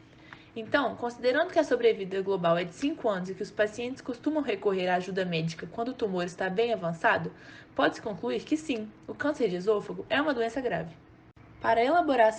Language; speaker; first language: Portuguese; native; Portuguese